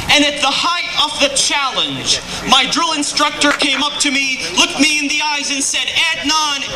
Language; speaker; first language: English; non-native, fluent; Arabic